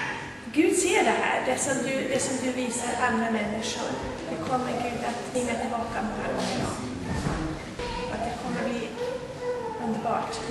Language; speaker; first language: Swedish; non-native, fluent; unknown